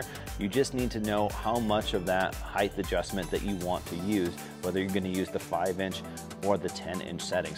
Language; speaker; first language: English; native; English